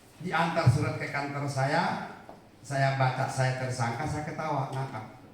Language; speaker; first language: Indonesian; non-native, local second language; Batak Toba